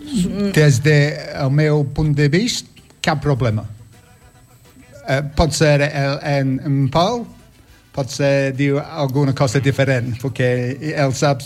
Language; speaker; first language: Catalan; non-native, learner; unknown